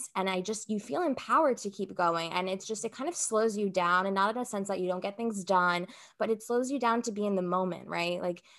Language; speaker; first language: English; native; English